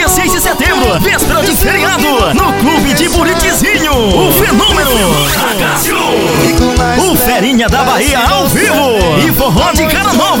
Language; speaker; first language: Portuguese; native; Portuguese